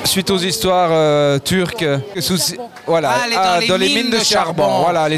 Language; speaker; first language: French; native; French